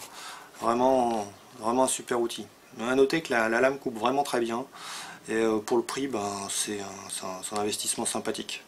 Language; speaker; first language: French; native; French